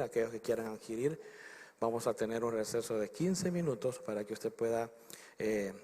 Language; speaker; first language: Spanish; native; Spanish